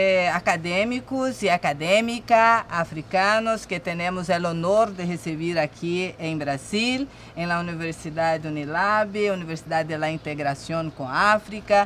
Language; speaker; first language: Spanish; non-native, fluent; Portuguese